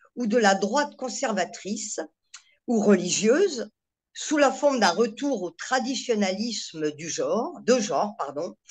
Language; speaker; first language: French; native; French